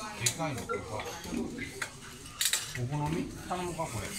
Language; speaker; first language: Japanese; native; Japanese